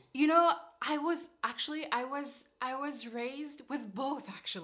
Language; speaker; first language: English; non-native, fluent; Haitian Creole